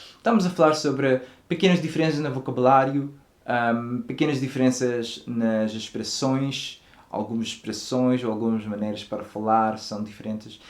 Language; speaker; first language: Portuguese; non-native, fluent; Dutch